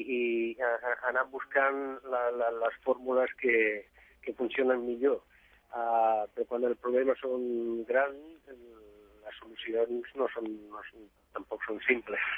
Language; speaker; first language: Catalan; non-native, fluent; Italian